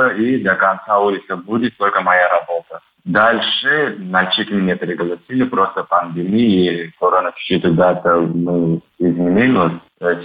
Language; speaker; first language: Russian; non-native, learner; Turkish